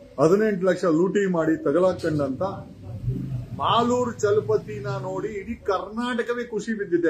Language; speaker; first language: Kannada; native; Kannada